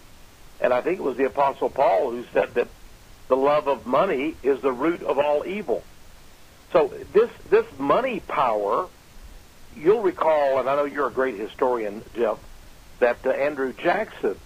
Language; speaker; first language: English; native; English